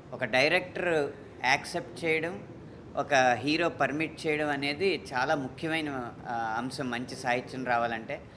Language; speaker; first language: Telugu; native; Telugu